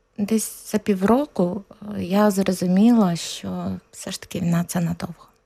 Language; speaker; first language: Ukrainian; native; Ukrainian